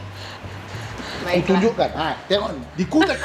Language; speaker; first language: Indonesian; native; Indonesian